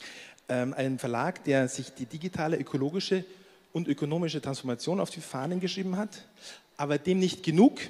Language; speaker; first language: German; native; German